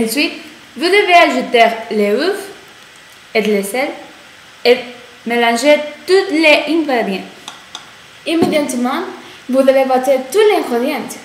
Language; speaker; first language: French; non-native, learner; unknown